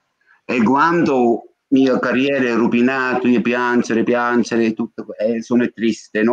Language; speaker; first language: Italian; non-native, learner; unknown